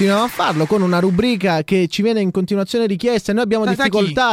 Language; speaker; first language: Italian; native; Italian